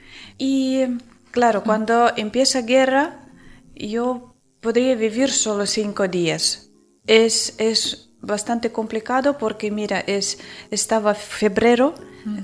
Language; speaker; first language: Spanish; non-native, learner; Ukrainian